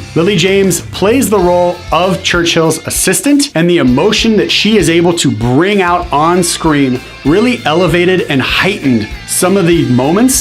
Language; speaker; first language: English; native; English